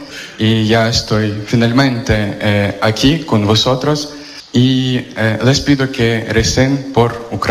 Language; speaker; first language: Spanish; non-native, fluent; Ukrainian